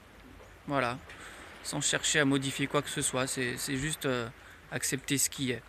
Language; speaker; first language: French; native; French